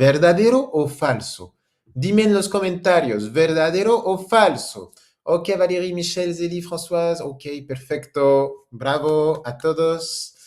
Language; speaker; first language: Spanish; non-native, fluent; French